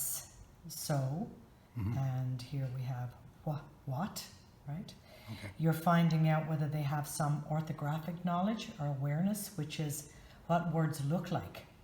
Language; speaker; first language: English; native; English